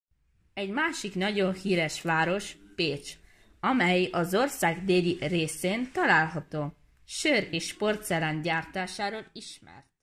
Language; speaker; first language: Hungarian; early bilingual, heritage; Hungarian